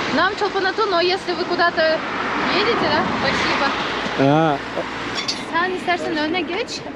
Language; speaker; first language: Turkish; non-native, fluent; Kyrgyz